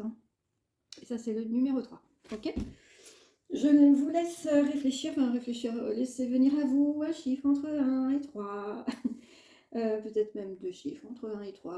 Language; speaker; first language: French; native; French